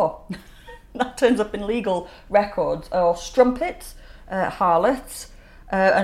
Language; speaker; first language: English; native; English